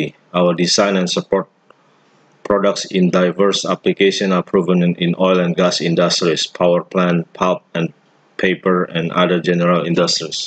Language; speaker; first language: English; non-native, fluent; Indonesian